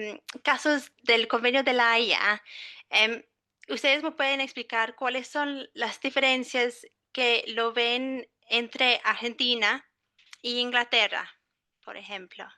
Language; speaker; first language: Spanish; non-native, fluent; English